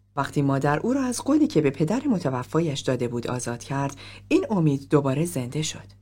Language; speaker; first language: Persian; native; Persian